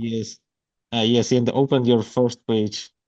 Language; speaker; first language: English; non-native, learner; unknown